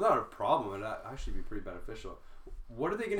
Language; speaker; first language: English; native; English